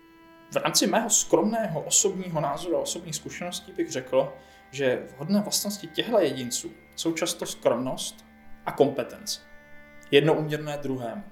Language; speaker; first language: Czech; native; Czech